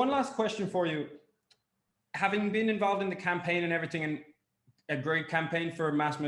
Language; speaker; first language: English; native; English